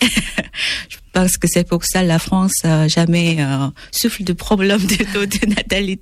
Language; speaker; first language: French; non-native, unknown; Korean